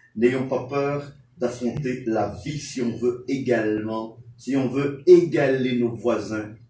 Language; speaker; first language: French; non-native, local second language; Haitian Creole